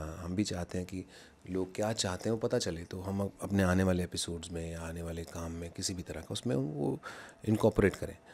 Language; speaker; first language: Hindi; non-native, local second language; Punjabi